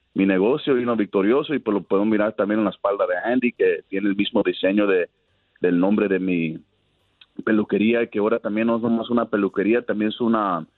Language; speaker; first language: Spanish; early bilingual, heritage; Spanish